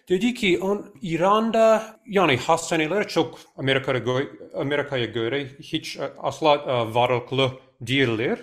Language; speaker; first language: Turkish; non-native, fluent; English